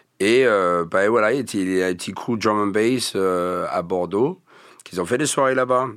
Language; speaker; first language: French; non-native, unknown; English